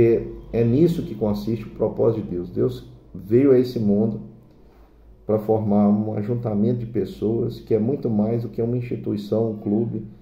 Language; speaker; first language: Portuguese; native; Portuguese